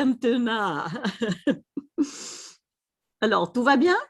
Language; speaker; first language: French; non-native, fluent; Swedish